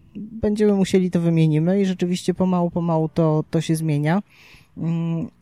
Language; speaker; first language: Polish; native; Polish